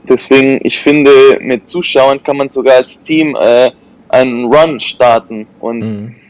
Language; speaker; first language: German; non-native, fluent; Spanish